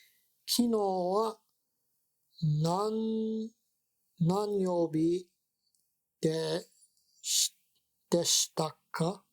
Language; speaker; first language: Japanese; non-native, learner; English